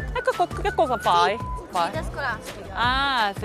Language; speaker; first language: Italian; non-native, learner; Korean